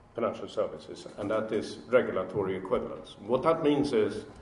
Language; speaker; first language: English; non-native, fluent; Swedish